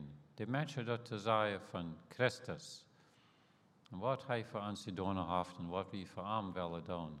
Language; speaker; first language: German; early bilingual, heritage; Plautdietsch